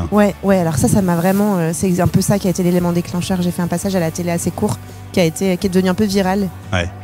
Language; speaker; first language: French; native; French